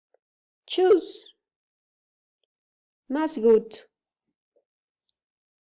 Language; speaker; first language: German; non-native, learner; Spanish